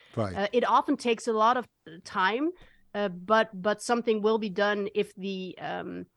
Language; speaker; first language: English; non-native, fluent; Dutch